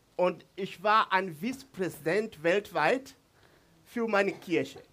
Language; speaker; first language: German; non-native, learner; Swahili